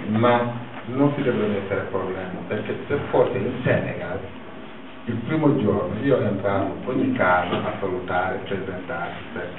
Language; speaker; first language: Italian; non-native, fluent; Wolof